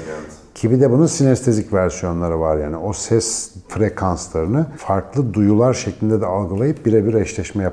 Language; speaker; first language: Turkish; native; Turkish